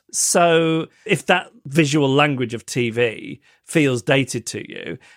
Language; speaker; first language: English; native; English